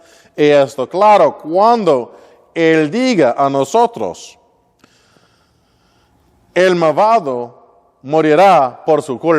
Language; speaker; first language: Spanish; non-native, learner; English